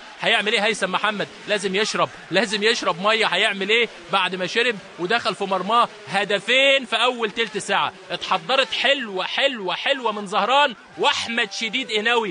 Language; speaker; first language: Arabic; native; Arabic